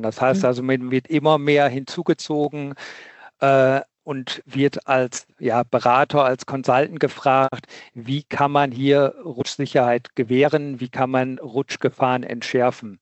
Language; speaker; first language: German; native; German